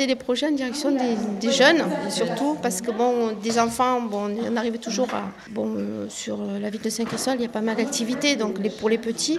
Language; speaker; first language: French; native; French